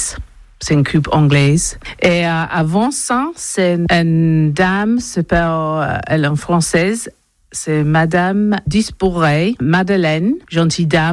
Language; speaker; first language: French; non-native, learner; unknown